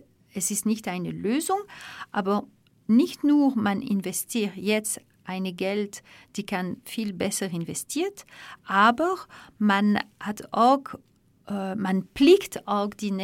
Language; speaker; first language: German; non-native, fluent; French